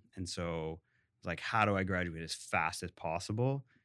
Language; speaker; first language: English; native; English